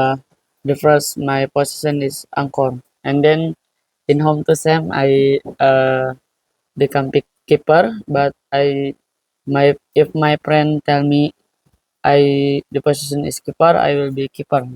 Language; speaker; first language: English; non-native, learner; Indonesian